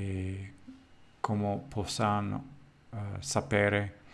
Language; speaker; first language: Italian; non-native, learner; English